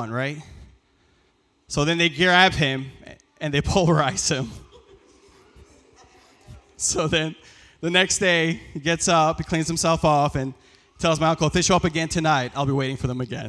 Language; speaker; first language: English; early bilingual, other home language; Persian